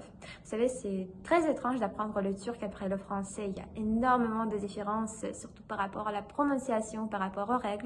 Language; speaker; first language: French; non-native, fluent; Russian